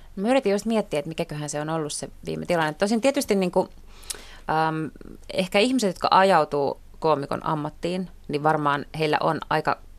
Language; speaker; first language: Finnish; non-native, local second language; Swedish